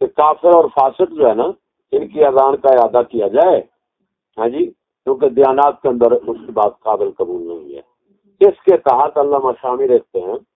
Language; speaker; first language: Urdu; non-native, local second language; Punjabi